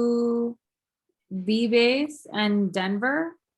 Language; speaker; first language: Spanish; non-native, learner; English